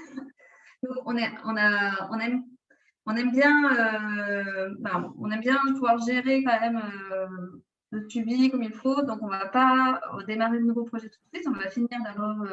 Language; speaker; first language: French; native; French